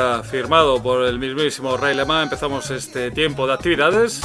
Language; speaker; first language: Spanish; native; Spanish